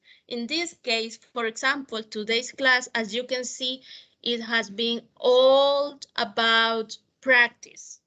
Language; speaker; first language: English; non-native, fluent; Spanish